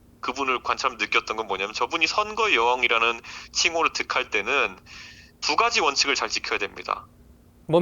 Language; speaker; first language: Korean; native; Korean